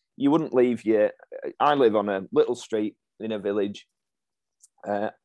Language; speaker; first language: English; native; English